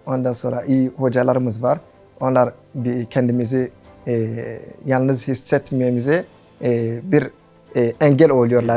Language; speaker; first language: Turkish; non-native, fluent; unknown